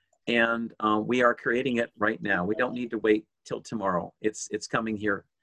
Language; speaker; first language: English; native; English